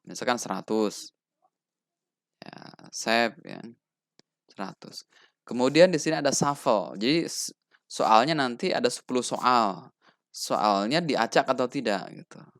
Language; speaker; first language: Indonesian; native; Indonesian